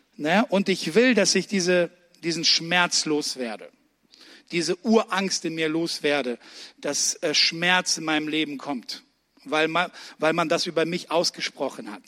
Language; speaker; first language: German; early bilingual, other home language; Russian